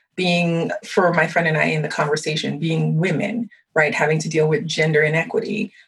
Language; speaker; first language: English; early bilingual, other home language; French